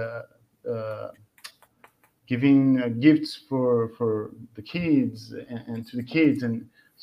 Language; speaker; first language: English; non-native, fluent; Portuguese